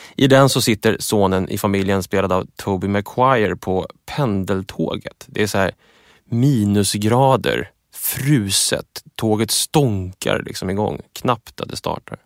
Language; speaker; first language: Swedish; native; Swedish